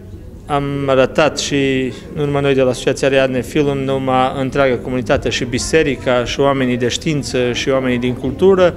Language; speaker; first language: Romanian; early bilingual, heritage; Romanian